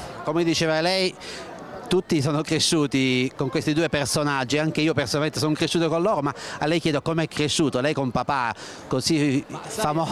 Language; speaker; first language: Italian; native; Italian